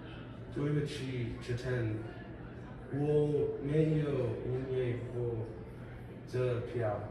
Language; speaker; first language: Chinese; non-native, learner; English